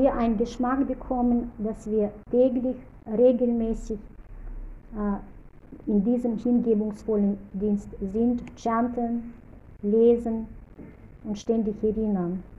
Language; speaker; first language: German; non-native, fluent; Russian